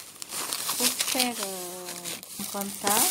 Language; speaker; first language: French; non-native, fluent; Vietnamese